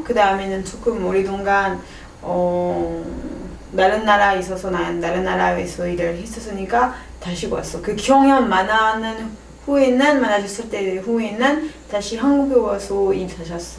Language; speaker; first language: Korean; non-native, learner; French